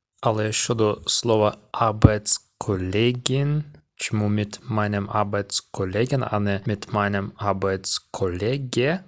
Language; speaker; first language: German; non-native, fluent; Ukrainian